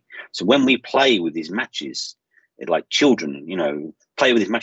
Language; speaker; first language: English; native; English